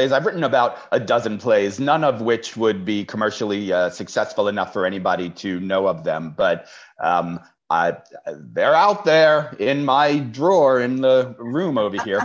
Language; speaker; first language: English; native; English